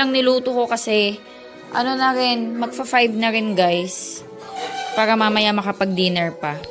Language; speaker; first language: Filipino; native; Filipino